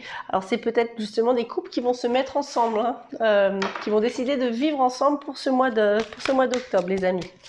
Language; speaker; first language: French; native; French